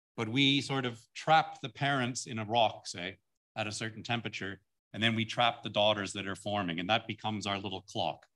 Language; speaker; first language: English; native; English